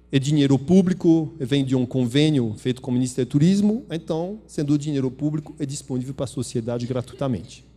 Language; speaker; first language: Portuguese; non-native, fluent; French